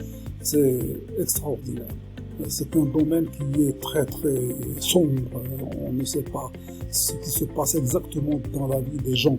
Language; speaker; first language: French; non-native, local second language; Arabic